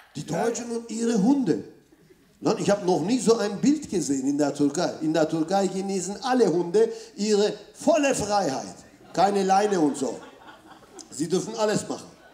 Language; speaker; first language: German; non-native, fluent; Turkish